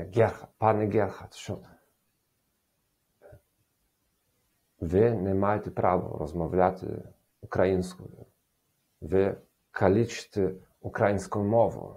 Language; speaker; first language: Ukrainian; non-native, learner; German